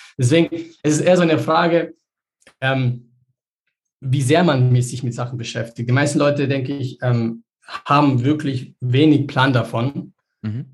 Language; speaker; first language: German; early bilingual, other home language; Spanish